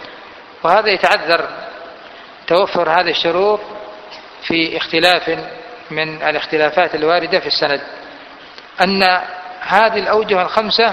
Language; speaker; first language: Arabic; native; Arabic